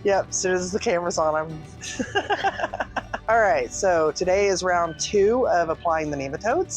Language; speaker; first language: English; native; English